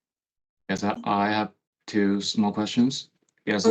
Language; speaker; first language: English; non-native, fluent; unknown